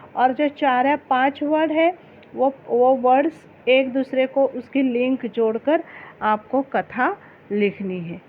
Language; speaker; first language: Hindi; non-native, local second language; Marathi